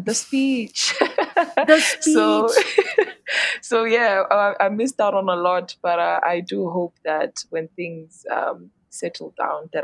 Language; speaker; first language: English; non-native, local second language; Xhosa